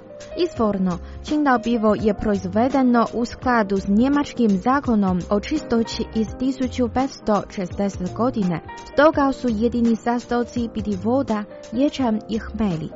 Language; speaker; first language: Croatian; non-native, fluent; Chinese